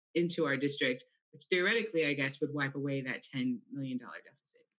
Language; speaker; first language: English; native; English